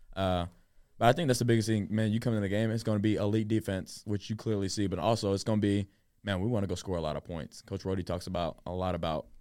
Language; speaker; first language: English; native; English